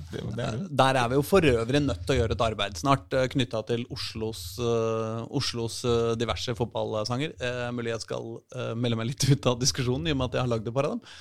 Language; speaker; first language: Norwegian; native; Norwegian